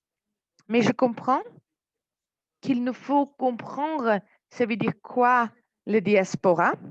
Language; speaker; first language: French; non-native, fluent; Armenian